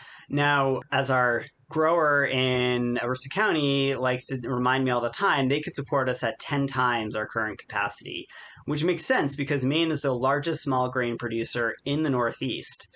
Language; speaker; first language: English; native; English